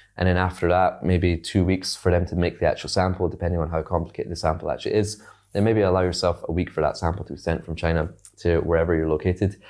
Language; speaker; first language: English; native; English